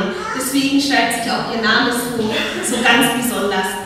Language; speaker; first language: German; non-native, fluent; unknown